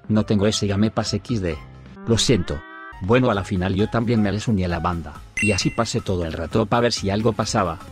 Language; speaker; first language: Spanish; native; Spanish